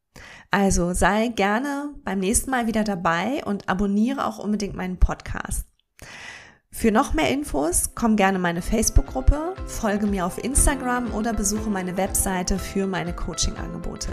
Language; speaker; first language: German; native; German